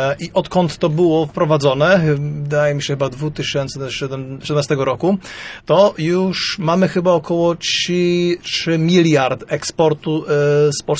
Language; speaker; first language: Polish; early bilingual, heritage; Polish